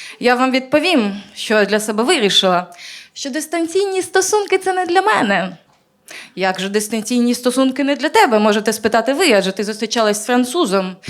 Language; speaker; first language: Ukrainian; native; Ukrainian